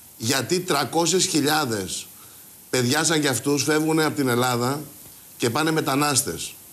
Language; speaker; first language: Greek; native; Greek